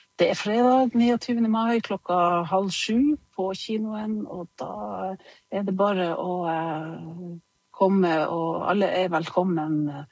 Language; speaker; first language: Norwegian; native; Norwegian